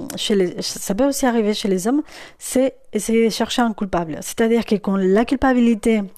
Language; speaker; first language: French; non-native, fluent; Spanish